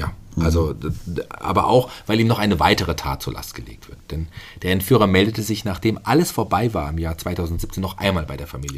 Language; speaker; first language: German; native; German